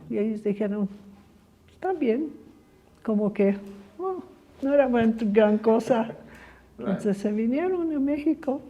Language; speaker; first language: Spanish; early bilingual, other home language; English